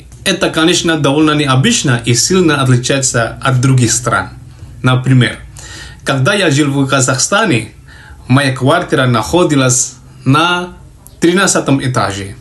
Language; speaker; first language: Russian; non-native, fluent; Javanese